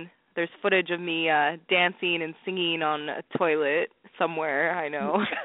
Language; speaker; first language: English; native; English